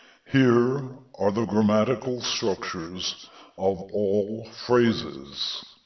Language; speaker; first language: English; native; English